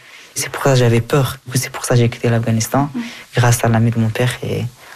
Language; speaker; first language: French; early bilingual, other home language; Persian